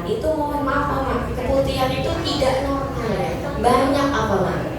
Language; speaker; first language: Indonesian; native; Indonesian